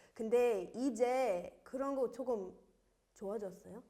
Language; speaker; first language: Korean; non-native, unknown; English